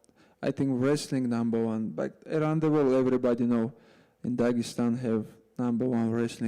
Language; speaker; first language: English; non-native, learner; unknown